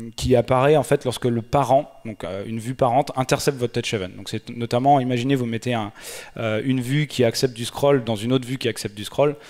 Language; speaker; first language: French; native; French